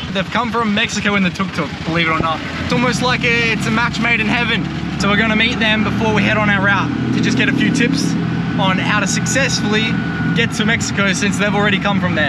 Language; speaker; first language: English; native; English